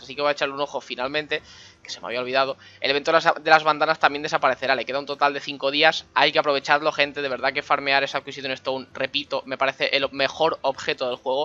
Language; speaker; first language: Spanish; native; Spanish